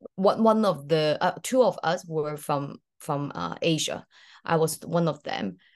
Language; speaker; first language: English; early bilingual, other home language; Cantonese